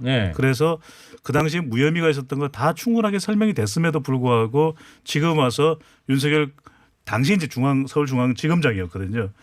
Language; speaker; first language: Korean; native; Korean